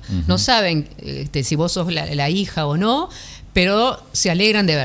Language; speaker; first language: Spanish; native; Spanish